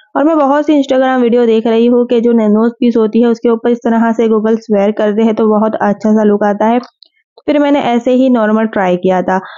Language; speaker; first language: Hindi; native; Hindi